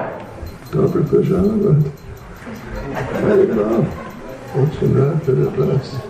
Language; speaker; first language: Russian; non-native, learner; English